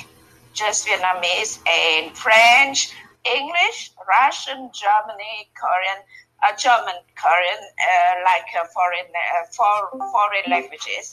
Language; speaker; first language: English; non-native, learner; Vietnamese